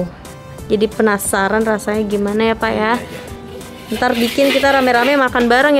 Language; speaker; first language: Indonesian; native; Indonesian